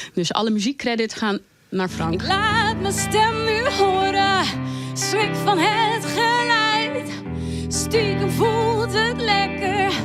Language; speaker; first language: Dutch; native; Dutch